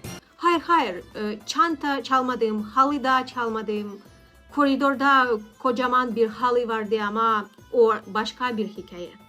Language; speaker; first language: Turkish; non-native, learner; Russian